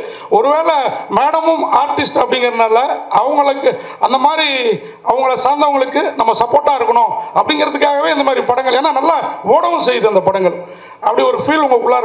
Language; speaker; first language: Tamil; native; Tamil